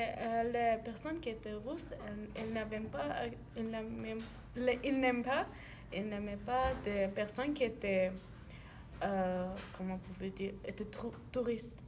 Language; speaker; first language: French; non-native, learner; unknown